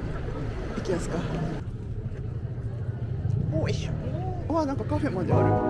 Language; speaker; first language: Japanese; native; Japanese